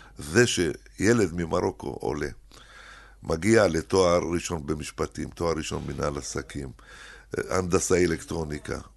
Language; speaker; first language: Hebrew; early bilingual, other home language; Arabic